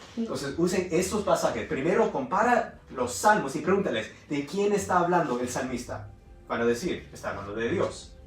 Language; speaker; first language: Spanish; early bilingual, heritage; Spanish